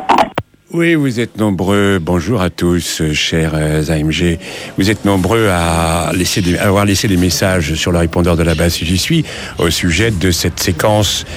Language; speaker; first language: French; native; French